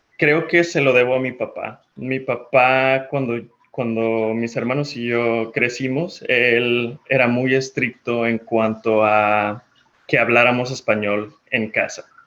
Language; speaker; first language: Spanish; early bilingual, heritage; Spanish